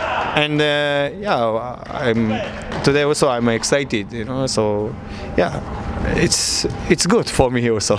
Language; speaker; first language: English; non-native, learner; Japanese